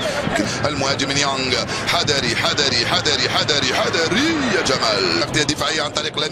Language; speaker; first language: Arabic; native; Arabic